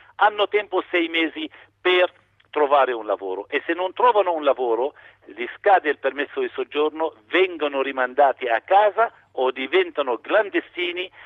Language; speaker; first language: Italian; non-native, fluent; Arabic